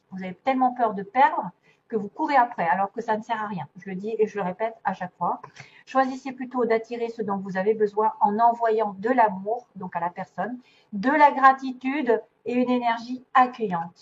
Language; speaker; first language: French; native; French